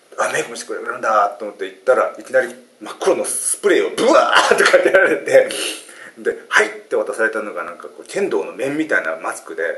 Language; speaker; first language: Japanese; native; Japanese